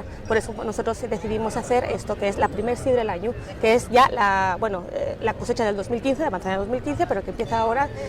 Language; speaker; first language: Spanish; native; Spanish